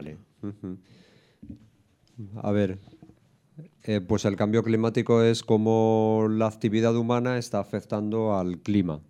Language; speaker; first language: Spanish; native; Spanish